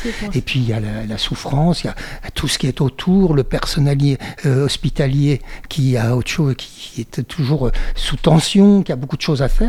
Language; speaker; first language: French; native; French